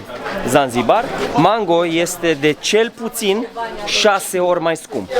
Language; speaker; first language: Romanian; native; Romanian